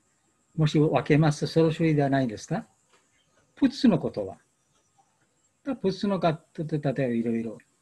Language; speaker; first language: Japanese; non-native, learner; Bangla